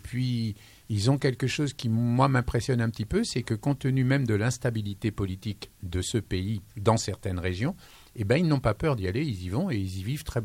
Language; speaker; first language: French; native; French